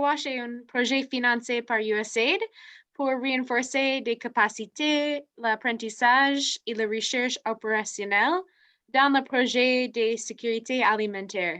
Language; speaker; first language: French; non-native, fluent; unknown